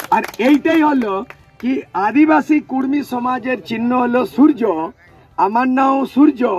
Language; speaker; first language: Bangla; non-native, local second language; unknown